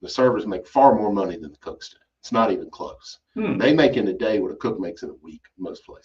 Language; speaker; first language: English; native; English